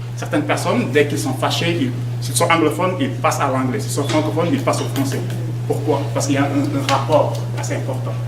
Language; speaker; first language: French; non-native, local second language; Wolof